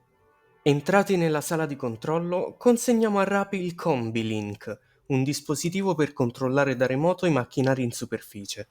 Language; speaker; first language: Italian; native; Italian